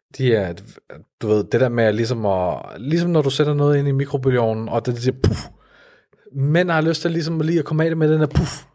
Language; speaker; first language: Danish; early bilingual, other home language; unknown